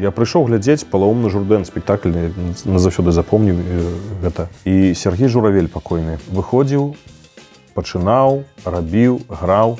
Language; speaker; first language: Belarusian; non-native, local second language; Russian